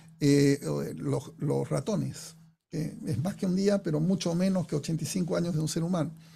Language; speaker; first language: Spanish; non-native, fluent; English